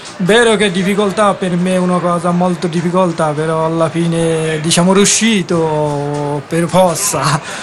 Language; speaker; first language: Italian; non-native, learner; Bangla